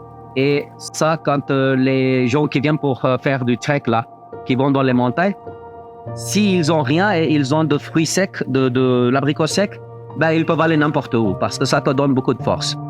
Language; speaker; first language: French; non-native, fluent; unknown